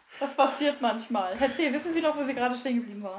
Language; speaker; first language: German; native; German